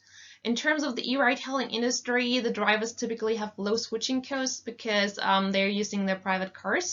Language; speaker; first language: English; non-native, fluent; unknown